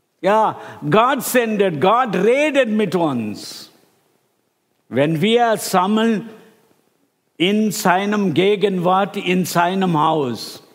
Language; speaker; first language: German; non-native, fluent; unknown